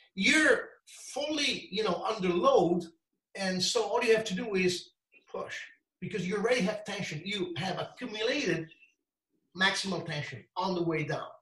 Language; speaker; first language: English; non-native, fluent; Italian